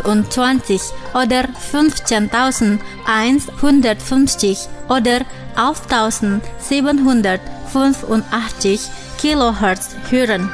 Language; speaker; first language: German; non-native, fluent; Indonesian